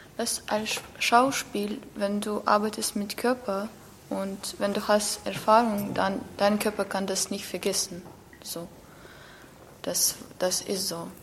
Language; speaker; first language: German; non-native, learner; Ukrainian